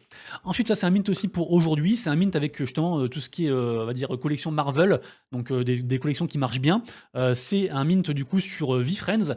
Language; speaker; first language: French; native; French